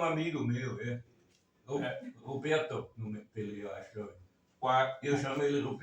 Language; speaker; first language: Portuguese; non-native, learner; German